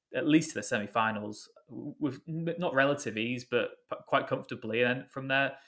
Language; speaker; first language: English; native; English